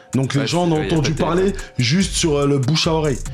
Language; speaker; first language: French; native; French